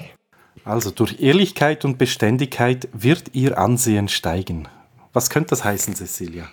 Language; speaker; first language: German; native; German